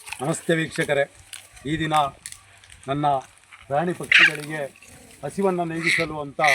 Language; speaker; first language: Kannada; native; Kannada